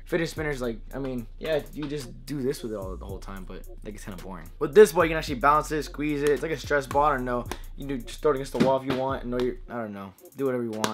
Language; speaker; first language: English; native; English